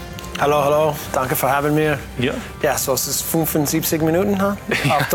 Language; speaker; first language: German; non-native, learner; English